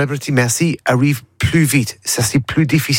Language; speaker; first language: French; non-native, learner; English